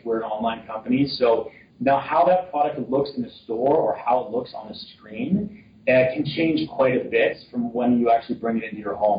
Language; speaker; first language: English; native; English